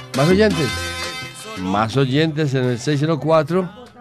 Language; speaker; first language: Spanish; native; Spanish